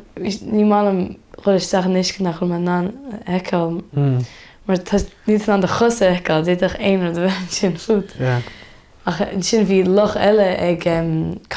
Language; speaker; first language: Irish; native; Irish